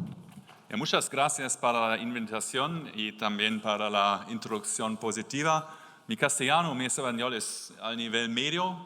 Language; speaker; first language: Spanish; non-native, learner; German